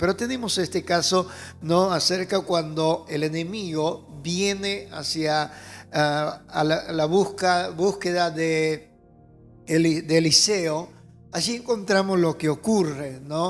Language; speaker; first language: Spanish; native; Spanish